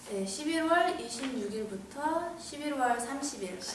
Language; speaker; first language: Korean; early bilingual, heritage; Korean